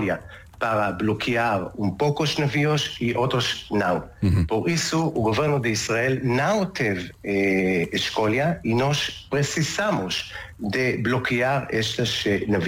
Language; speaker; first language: Portuguese; non-native, learner; Hebrew